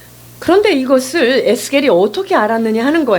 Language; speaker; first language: Korean; native; Korean